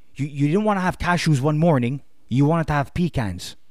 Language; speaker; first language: English; native; English